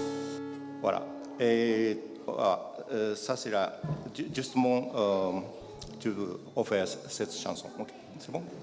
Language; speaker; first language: French; non-native, learner; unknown